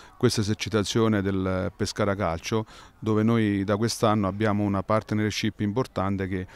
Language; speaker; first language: Italian; native; Italian